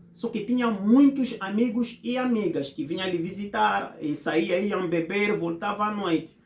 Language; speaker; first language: Portuguese; non-native, fluent; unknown